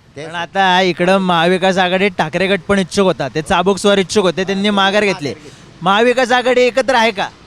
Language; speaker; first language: Marathi; native; Marathi